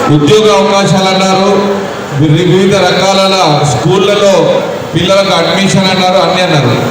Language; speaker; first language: Telugu; non-native, local second language; Urdu